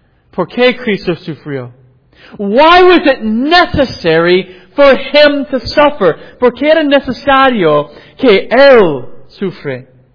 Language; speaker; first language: Spanish; non-native, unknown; English